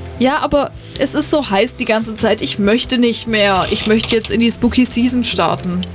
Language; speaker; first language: German; native; German